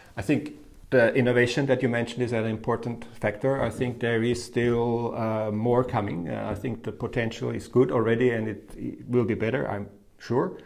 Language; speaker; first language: English; non-native, fluent; German